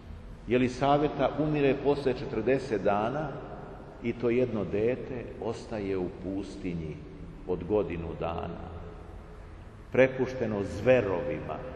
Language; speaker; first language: Serbian; native; Serbian